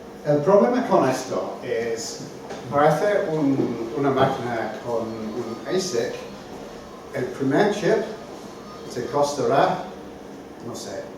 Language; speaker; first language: Spanish; non-native, fluent; English